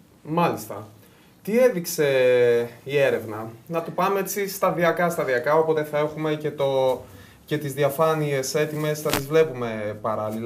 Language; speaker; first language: Greek; native; Greek